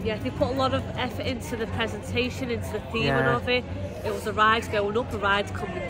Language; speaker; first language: English; native; English